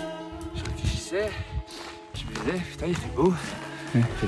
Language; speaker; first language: French; native; French